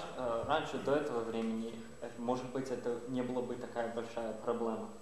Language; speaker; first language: Russian; non-native, fluent; English